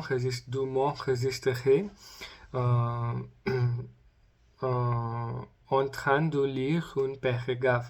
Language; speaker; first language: French; non-native, learner; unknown